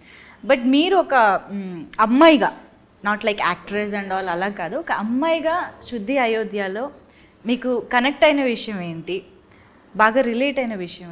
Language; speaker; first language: Telugu; native; Telugu